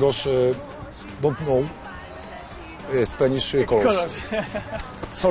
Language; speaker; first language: English; non-native, learner; Polish